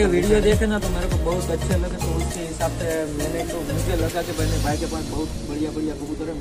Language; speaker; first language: Hindi; non-native, local second language; Gujarati